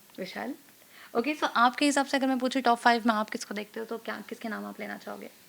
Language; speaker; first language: Hindi; native; Hindi